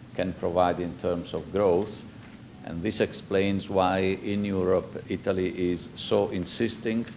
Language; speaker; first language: English; non-native, fluent; Italian